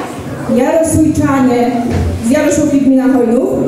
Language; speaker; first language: Polish; native; Polish